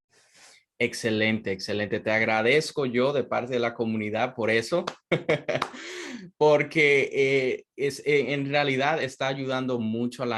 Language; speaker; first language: Spanish; non-native, fluent; English